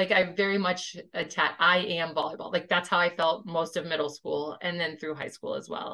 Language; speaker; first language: English; native; English